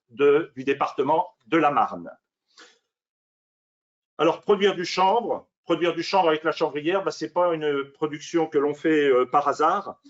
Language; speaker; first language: French; native; French